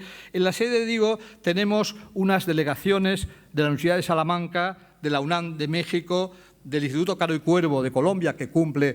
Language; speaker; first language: Spanish; native; Spanish